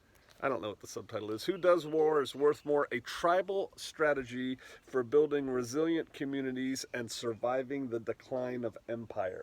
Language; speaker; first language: English; native; English